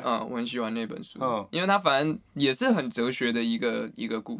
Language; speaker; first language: Chinese; native; Chinese